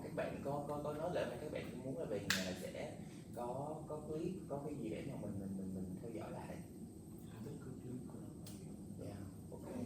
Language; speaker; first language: Vietnamese; native; Vietnamese